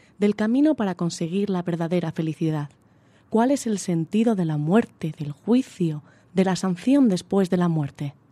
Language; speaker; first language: Spanish; native; Spanish